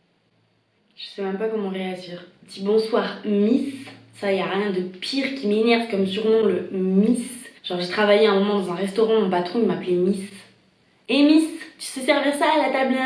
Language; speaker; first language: French; native; French